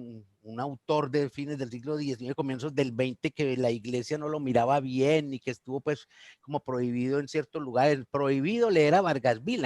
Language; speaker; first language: Spanish; native; Spanish